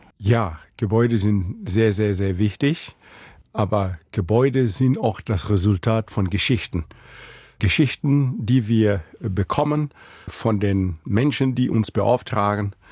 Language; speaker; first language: German; non-native, fluent; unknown